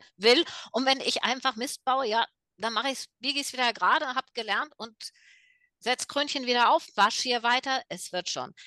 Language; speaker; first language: German; native; German